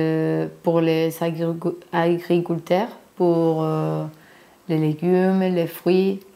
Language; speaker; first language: French; non-native, learner; Spanish